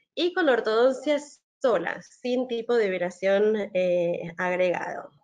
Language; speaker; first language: Spanish; native; Spanish